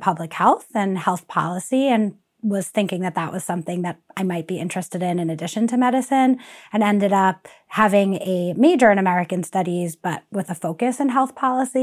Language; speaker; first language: English; native; English